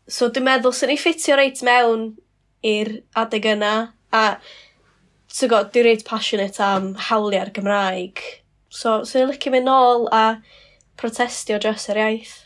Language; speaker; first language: Welsh; non-native, fluent; English